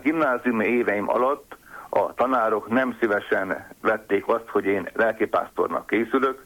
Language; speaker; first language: Hungarian; native; Hungarian